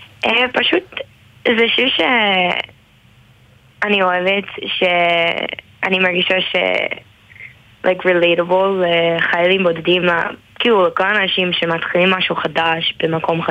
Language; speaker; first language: Hebrew; non-native, learner; English